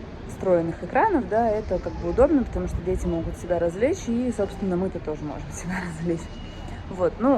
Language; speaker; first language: Russian; native; Russian